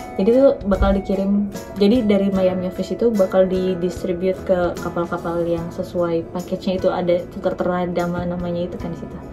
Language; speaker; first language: Indonesian; native; Indonesian